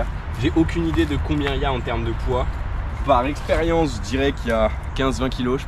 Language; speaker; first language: French; native; French